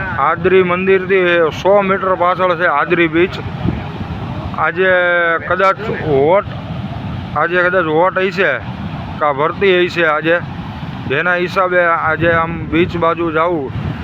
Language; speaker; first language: Gujarati; native; Gujarati